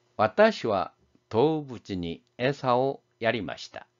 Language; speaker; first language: Japanese; non-native, fluent; Korean